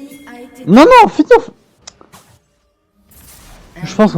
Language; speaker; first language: French; native; French